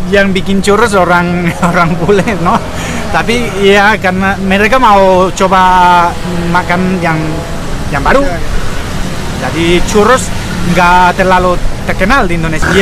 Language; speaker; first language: Indonesian; non-native, learner; Spanish